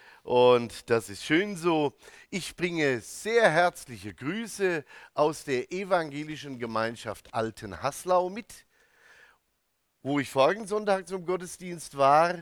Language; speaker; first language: German; native; German